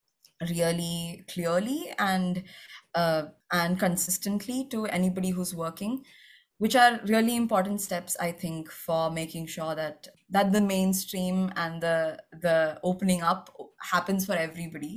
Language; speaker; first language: English; non-native, local second language; Malayalam